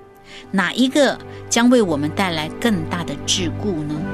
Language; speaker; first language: Chinese; native; Chinese